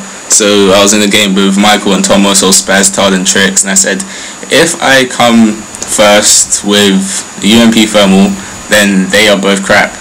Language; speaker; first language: English; native; English